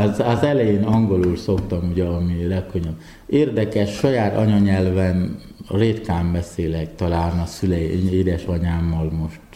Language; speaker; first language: Hungarian; non-native, fluent; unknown